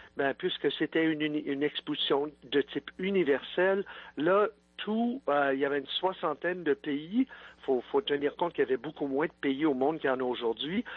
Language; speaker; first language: French; native; French